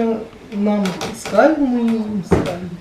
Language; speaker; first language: Russian; non-native, learner; Turkish